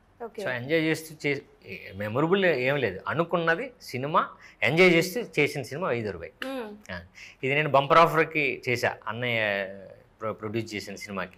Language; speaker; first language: Telugu; native; Telugu